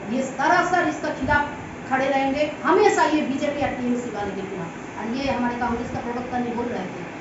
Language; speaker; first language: Hindi; non-native, local second language; Bangla